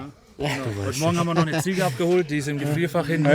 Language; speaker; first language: German; native; German